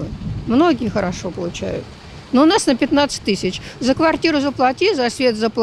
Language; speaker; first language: Russian; native; Russian